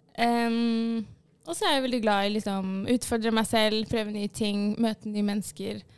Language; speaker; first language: Norwegian; early bilingual, other home language; Arabic